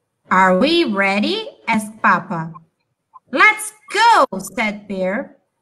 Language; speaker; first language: English; non-native, fluent; Portuguese